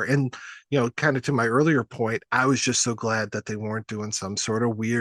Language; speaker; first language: English; native; English